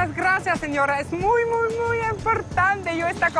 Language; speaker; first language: Spanish; non-native, learner; French